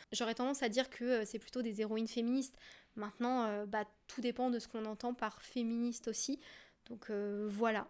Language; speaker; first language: French; native; French